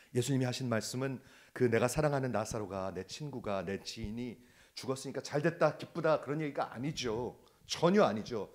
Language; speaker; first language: Korean; native; Korean